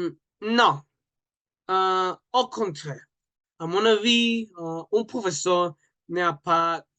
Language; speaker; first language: French; non-native, learner; Spanish